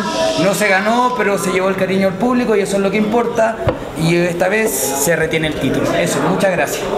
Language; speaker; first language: Spanish; native; Spanish